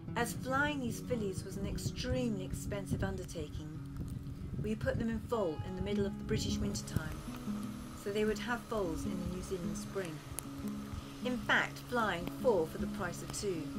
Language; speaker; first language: English; native; English